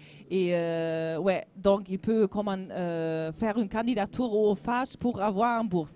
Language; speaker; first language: French; non-native, learner; German